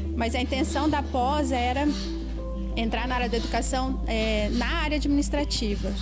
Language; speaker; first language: Portuguese; native; Portuguese